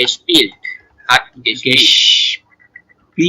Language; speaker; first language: German; non-native, learner; Bangla